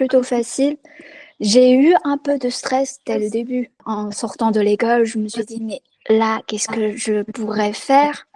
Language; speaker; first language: French; non-native, fluent; Chinese